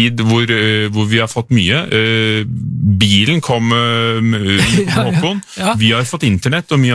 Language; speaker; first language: Norwegian; native; Norwegian